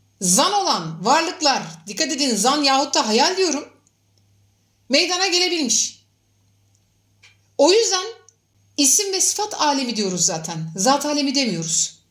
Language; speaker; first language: Turkish; native; Turkish